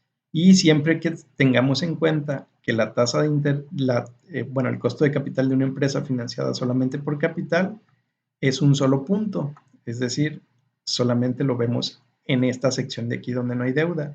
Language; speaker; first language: Spanish; native; Spanish